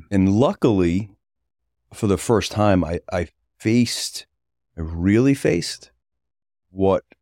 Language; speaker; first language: English; native; English